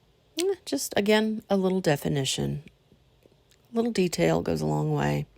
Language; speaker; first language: English; native; English